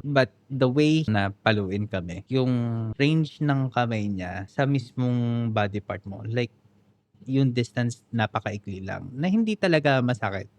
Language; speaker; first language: Filipino; native; Filipino